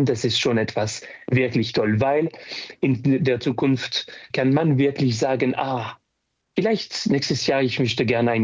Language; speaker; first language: German; non-native, learner; French